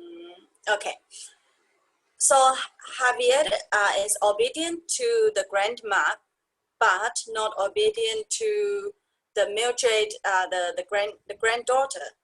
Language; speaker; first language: English; non-native, fluent; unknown